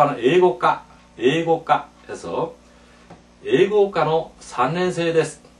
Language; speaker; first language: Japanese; non-native, fluent; Korean